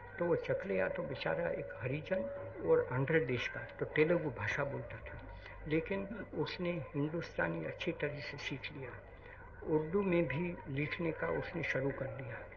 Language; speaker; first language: Hindi; non-native, local second language; Gujarati